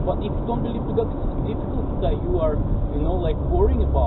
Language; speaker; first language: English; non-native, fluent; Russian